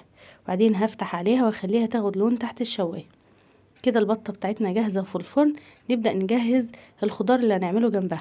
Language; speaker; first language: Arabic; native; Arabic